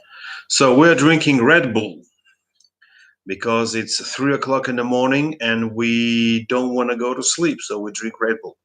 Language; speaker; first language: English; non-native, fluent; Russian